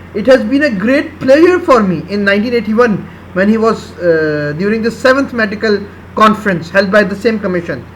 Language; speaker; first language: English; non-native, local second language; Urdu